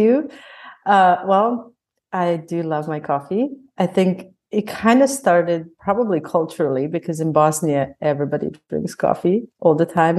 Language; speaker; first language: English; non-native, fluent; Bosnian